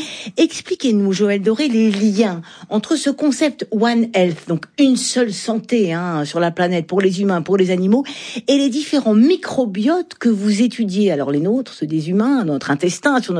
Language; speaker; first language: French; native; French